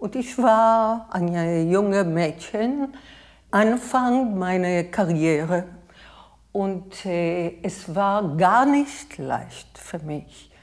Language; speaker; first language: German; non-native, fluent; Hebrew